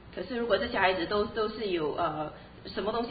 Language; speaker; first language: Chinese; native; Chinese